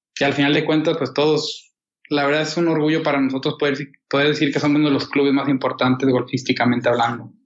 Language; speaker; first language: Spanish; native; Spanish